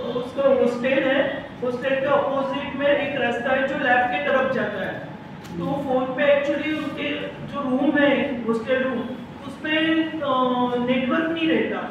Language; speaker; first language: Hindi; non-native, local second language; Marathi